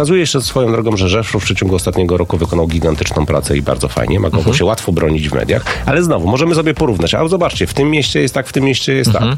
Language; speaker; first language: Polish; native; Polish